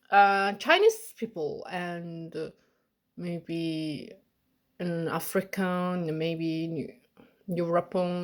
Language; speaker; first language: English; non-native, learner; Mongolian